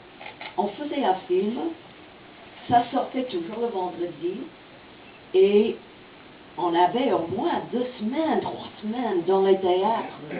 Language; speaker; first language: French; non-native, fluent; English